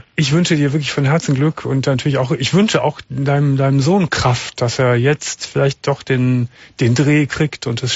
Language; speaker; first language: German; native; German